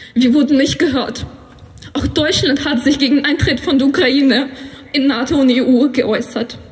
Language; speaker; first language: German; non-native, fluent; Ukrainian